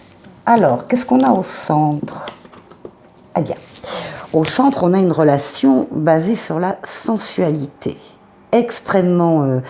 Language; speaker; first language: French; native; French